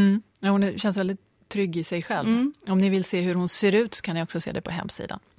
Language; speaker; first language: Swedish; native; Swedish